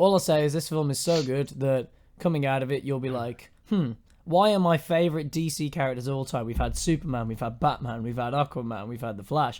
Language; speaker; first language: English; native; English